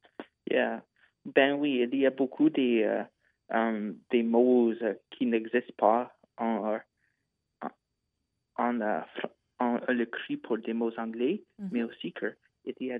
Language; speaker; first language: French; non-native, local second language; English